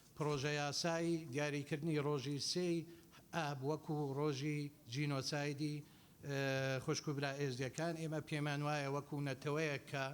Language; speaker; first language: Central Kurdish; non-native, local second language; Assyrian Neo-Aramaic